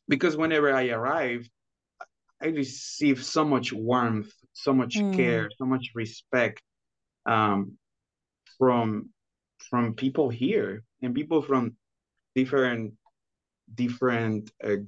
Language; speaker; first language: English; non-native, fluent; Spanish